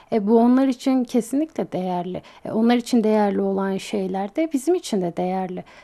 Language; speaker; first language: Turkish; native; Turkish